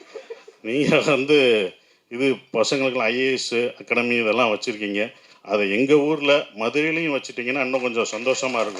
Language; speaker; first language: Tamil; native; Tamil